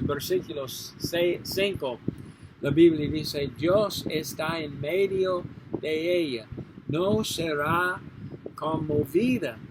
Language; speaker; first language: Spanish; non-native, learner; English